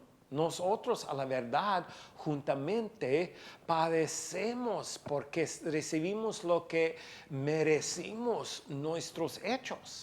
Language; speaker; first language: Spanish; non-native, fluent; English